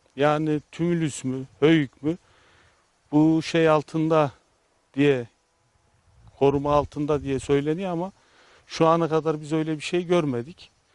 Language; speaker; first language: Turkish; native; Turkish